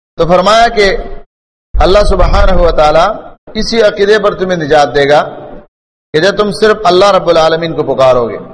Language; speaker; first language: Urdu; non-native, local second language; Pashto